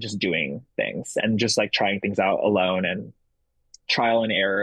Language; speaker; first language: English; early bilingual, other home language; Indonesian